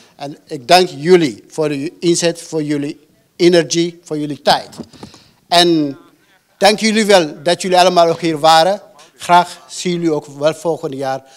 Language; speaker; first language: Dutch; non-native, fluent; Amharic